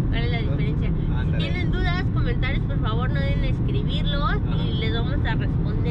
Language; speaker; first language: Spanish; native; Spanish